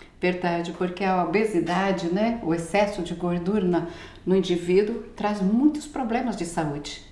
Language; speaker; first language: Portuguese; native; Portuguese